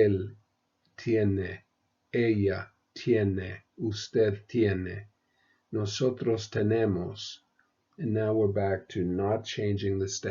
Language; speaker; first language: Spanish; non-native, fluent; English